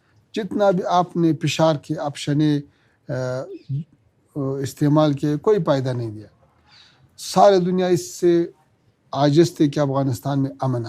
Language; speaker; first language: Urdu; non-native, learner; Pashto